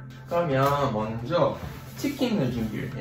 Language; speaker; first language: Korean; non-native, fluent; Japanese